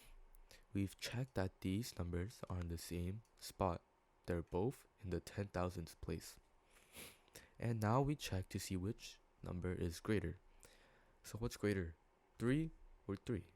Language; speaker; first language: English; native; English